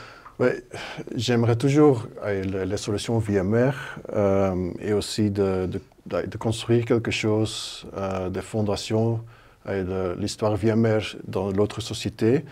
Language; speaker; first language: French; non-native, local second language; Dutch